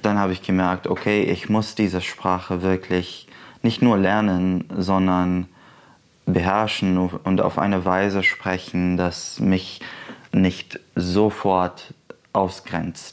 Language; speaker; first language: German; non-native, fluent; Arabic